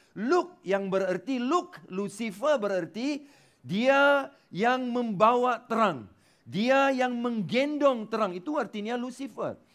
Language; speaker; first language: Malay; non-native, local second language; Tamil